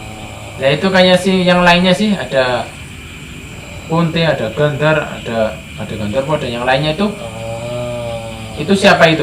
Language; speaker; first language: Indonesian; native; Indonesian